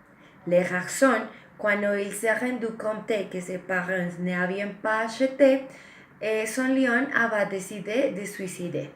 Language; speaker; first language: French; non-native, learner; Spanish